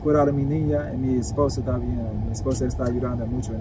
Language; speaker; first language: Spanish; non-native, learner; English